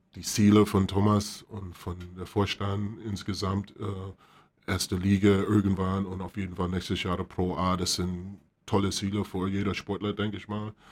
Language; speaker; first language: German; non-native, fluent; English